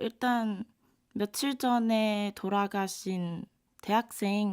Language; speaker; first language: Korean; non-native, fluent; Cantonese